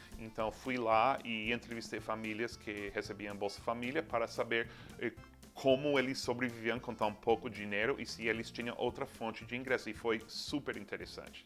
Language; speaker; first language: Portuguese; non-native, fluent; English